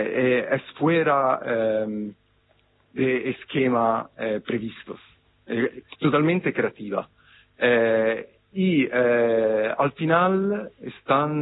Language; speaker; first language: Spanish; non-native, fluent; Italian